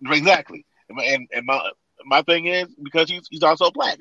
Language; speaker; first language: English; native; English